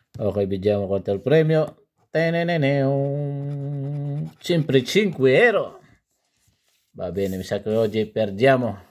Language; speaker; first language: Italian; non-native, learner; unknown